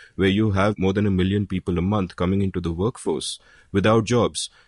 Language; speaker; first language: English; non-native, local second language; Hindi